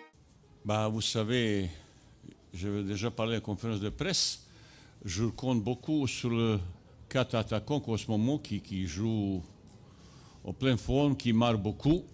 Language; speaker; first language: French; non-native, fluent; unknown